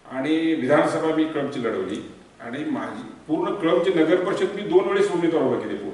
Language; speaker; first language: Marathi; native; Marathi